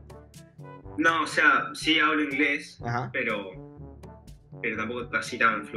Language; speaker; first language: Spanish; native; Spanish